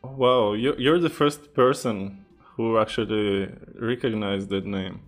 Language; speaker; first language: English; non-native, fluent; Russian